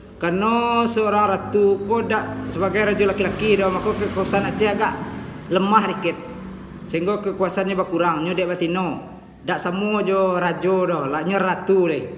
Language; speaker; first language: Malay; non-native, local second language; Minangkabau